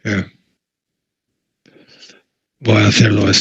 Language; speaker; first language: Spanish; non-native, learner; English